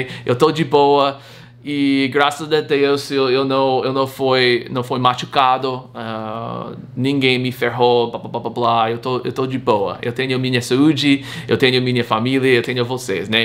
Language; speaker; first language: Portuguese; non-native, fluent; English